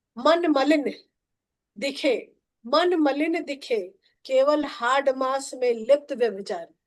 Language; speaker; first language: Hindi; non-native, local second language; Bhojpuri